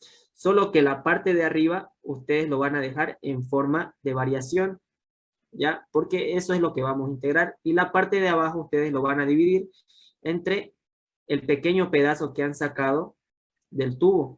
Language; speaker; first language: Spanish; native; Spanish